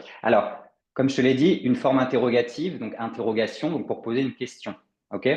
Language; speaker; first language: French; native; French